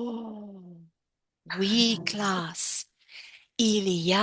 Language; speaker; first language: French; non-native, fluent; English